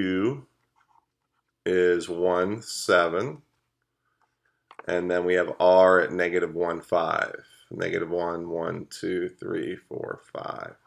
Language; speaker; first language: English; native; English